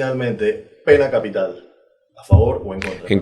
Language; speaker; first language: Spanish; native; Spanish